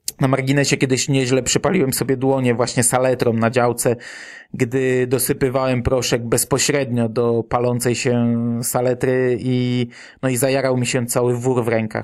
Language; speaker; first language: Polish; native; Polish